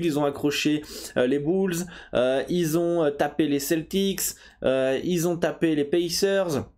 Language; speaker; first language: French; native; French